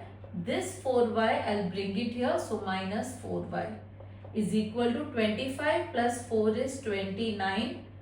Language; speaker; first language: English; non-native, local second language; Hindi